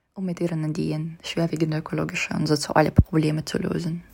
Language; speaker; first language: German; non-native, fluent; Russian